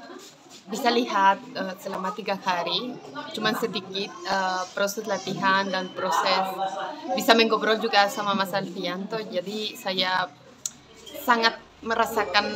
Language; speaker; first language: Indonesian; non-native, fluent; Spanish